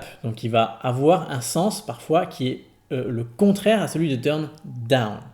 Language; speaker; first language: French; native; French